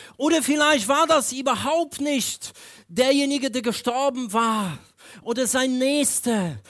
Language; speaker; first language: German; non-native, fluent; Polish